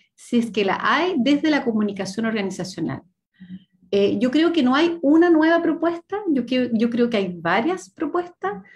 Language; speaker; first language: Spanish; native; Spanish